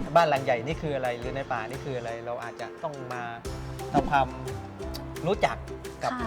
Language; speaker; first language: Thai; native; Thai